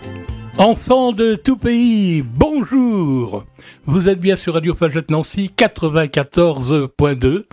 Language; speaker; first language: French; native; French